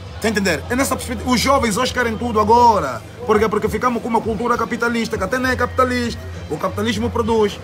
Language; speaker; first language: Portuguese; native; Portuguese